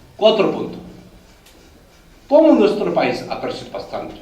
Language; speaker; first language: Spanish; non-native, learner; Korean